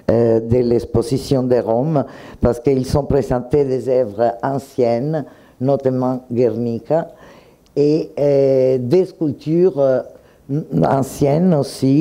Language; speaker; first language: French; non-native, fluent; Italian